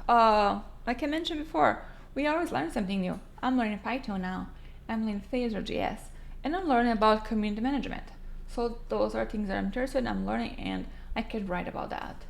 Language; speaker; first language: English; non-native, fluent; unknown